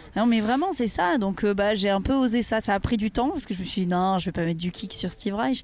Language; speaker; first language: French; native; French